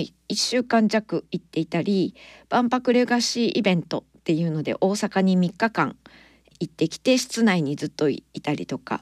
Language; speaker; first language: Japanese; native; Japanese